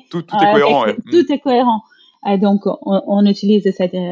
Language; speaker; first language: French; non-native, fluent; Portuguese